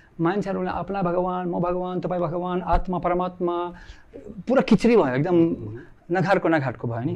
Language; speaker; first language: Nepali; non-native, fluent; Russian